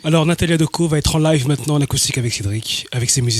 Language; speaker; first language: French; native; French